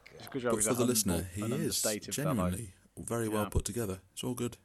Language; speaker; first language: English; native; English